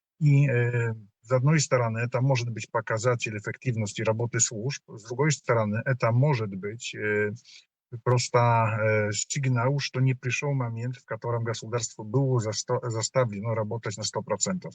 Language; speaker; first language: Polish; non-native, learner; Russian